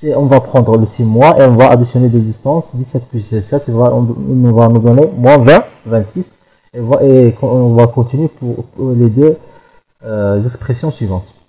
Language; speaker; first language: French; non-native, local second language; Arabic